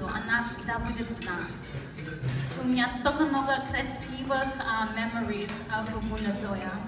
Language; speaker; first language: Russian; early bilingual, heritage; English